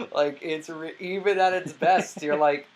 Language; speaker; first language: English; native; English